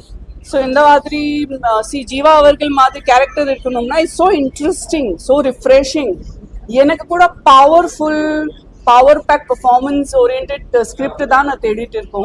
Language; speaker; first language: Tamil; non-native, fluent; Gujarati